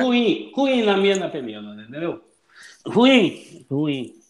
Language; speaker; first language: Portuguese; non-native, learner; English